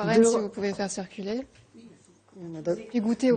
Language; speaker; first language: French; native; French